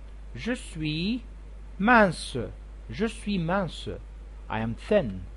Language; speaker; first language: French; non-native, fluent; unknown